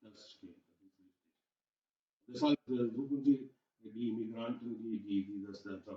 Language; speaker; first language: German; non-native, learner; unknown